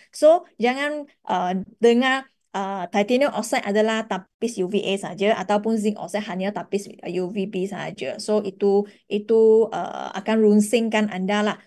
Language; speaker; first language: Malay; non-native, local second language; Chinese